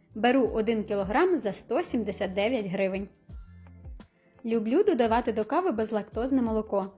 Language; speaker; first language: Ukrainian; native; Ukrainian